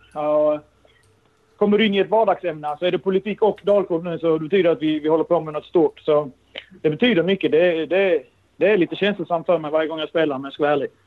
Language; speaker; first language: Swedish; early bilingual, other home language; Kurdish